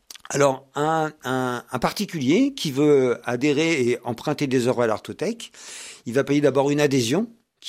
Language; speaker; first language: French; native; French